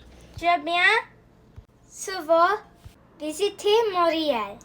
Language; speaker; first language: French; non-native, learner; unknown